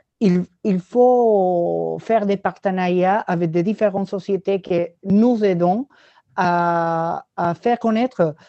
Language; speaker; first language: French; non-native, learner; Spanish